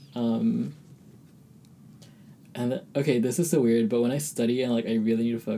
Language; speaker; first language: English; early bilingual, other home language; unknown